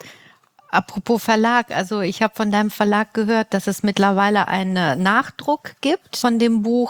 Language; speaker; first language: German; native; German